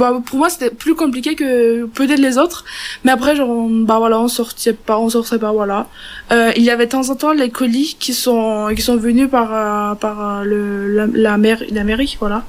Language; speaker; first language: French; non-native, learner; Turkish